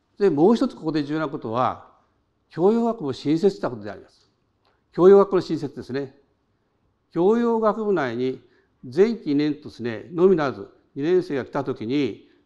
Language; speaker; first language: Japanese; native; Japanese